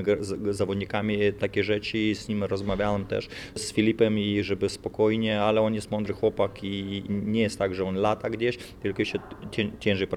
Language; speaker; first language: Polish; non-native, fluent; Lithuanian